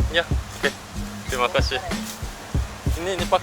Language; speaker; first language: Indonesian; non-native, learner; Korean